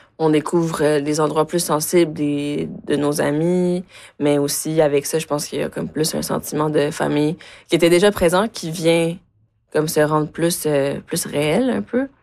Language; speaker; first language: French; early bilingual, other home language; Spanish